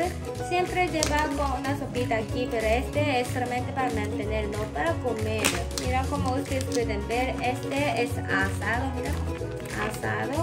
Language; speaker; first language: Spanish; non-native, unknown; Japanese